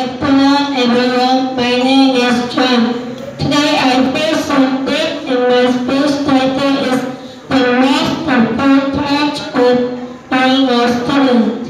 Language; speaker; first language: English; non-native, learner; Chinese